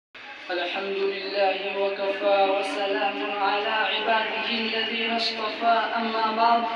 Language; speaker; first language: Arabic; non-native, learner; Urdu